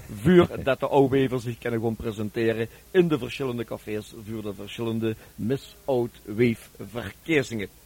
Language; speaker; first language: Dutch; native; Dutch